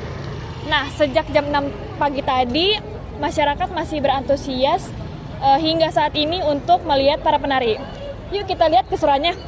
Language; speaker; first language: Indonesian; native; Indonesian